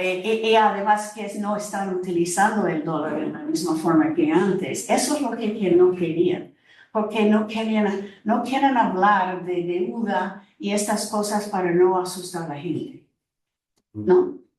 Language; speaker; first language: Spanish; non-native, fluent; English